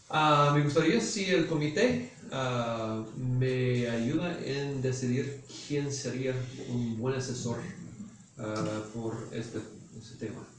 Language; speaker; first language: Spanish; non-native, fluent; English